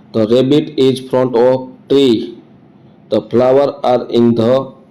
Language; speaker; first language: English; non-native, local second language; Gujarati